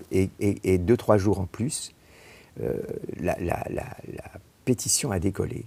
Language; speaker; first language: French; native; French